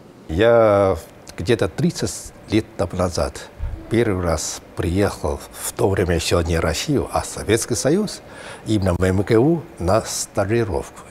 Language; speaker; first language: Russian; non-native, fluent; Chinese